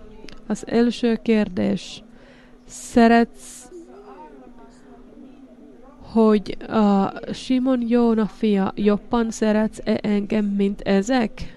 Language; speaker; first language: Hungarian; non-native, learner; Finnish